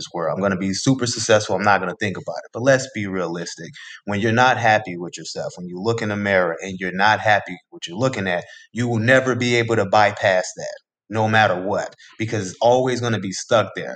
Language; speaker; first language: English; native; English